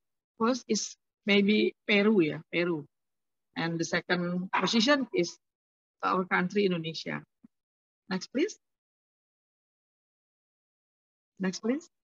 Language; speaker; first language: English; non-native, learner; Indonesian